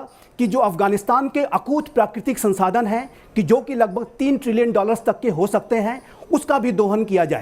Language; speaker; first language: Hindi; native; Hindi